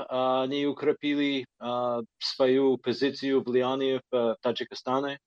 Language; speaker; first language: Russian; non-native, fluent; English